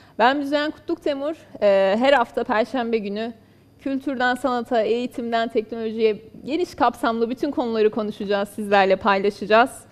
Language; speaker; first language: Turkish; native; Turkish